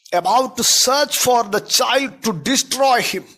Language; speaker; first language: English; non-native, local second language; Malayalam